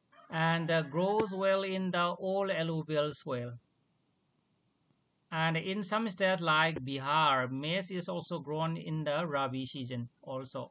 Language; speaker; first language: English; non-native, local second language; Manipuri